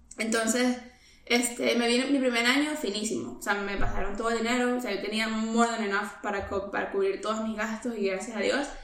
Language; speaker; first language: Spanish; native; Spanish